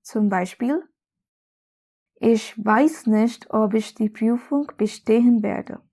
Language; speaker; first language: German; non-native, fluent; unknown